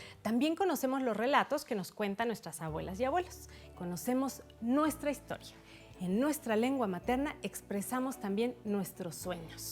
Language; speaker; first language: Spanish; native; Spanish